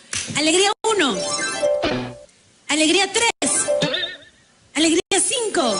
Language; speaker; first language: Spanish; native; Spanish